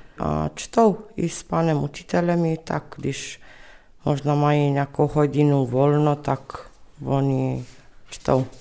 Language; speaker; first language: Czech; early bilingual, heritage; Czech